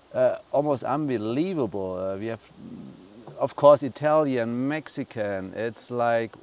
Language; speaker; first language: English; non-native, fluent; German